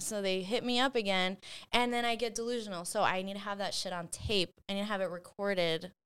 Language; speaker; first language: English; early bilingual, other home language; Spanish